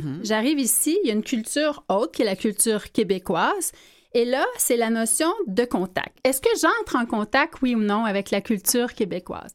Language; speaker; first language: French; native; French